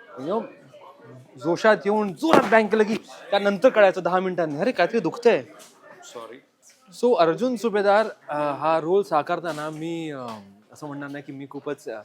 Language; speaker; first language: Marathi; non-native, local second language; Gujarati